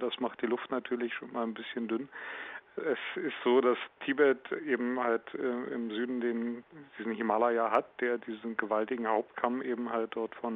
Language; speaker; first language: German; native; German